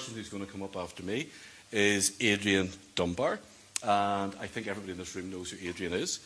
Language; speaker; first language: English; native; English